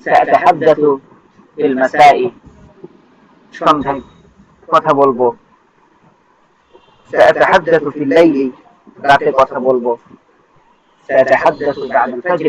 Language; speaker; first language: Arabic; non-native, fluent; Bangla